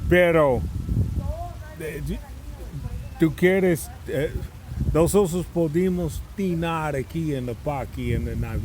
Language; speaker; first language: Spanish; non-native, learner; English